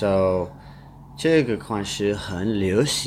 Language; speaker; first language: Chinese; non-native, learner; English